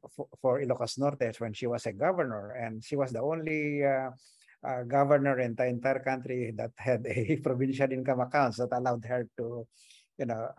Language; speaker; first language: English; non-native, local second language; Iloko